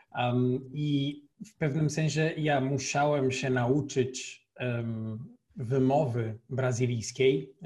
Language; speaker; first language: Polish; non-native, fluent; Portuguese